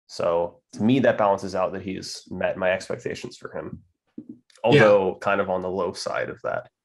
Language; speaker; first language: English; native; English